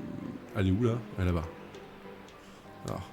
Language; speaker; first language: French; native; French